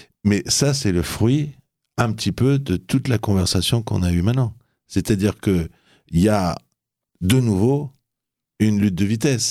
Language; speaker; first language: French; native; French